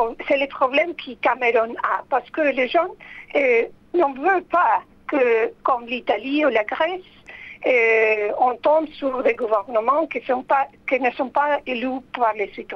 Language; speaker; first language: French; non-native, fluent; Spanish